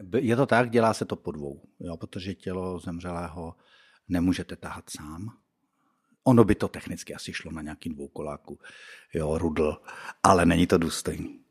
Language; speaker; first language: Czech; native; Czech